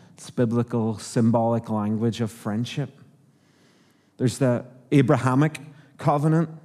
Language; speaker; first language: English; native; English